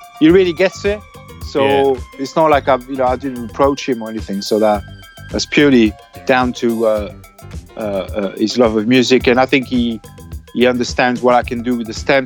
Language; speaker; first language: English; non-native, fluent; French